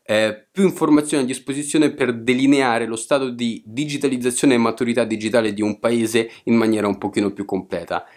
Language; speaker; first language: Italian; native; Italian